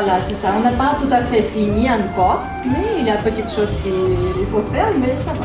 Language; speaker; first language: French; non-native, learner; Russian